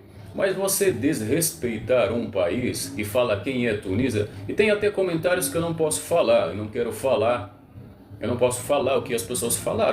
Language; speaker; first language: Portuguese; non-native, local second language; Arabic